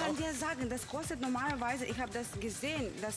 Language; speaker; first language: German; non-native, fluent; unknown